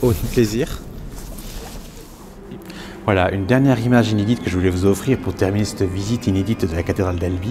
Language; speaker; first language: French; native; French